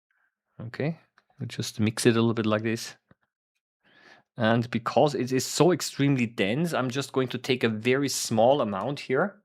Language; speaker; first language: English; non-native, fluent; German